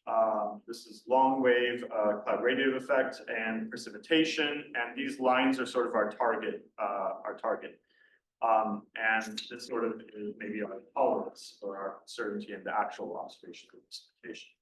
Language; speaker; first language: English; native; English